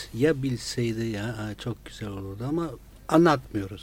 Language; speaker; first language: Turkish; non-native, fluent; Italian